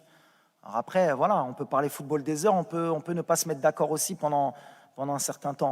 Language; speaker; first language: French; native; French